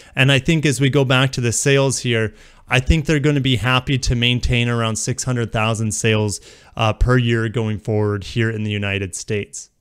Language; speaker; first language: English; native; English